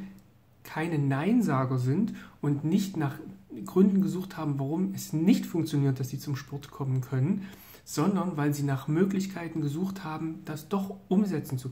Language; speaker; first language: German; native; German